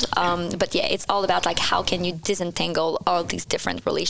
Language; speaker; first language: English; non-native, fluent; French